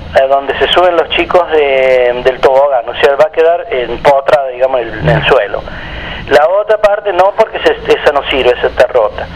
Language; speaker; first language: Spanish; native; Spanish